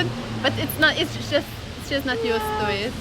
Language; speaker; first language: English; non-native, fluent; Hungarian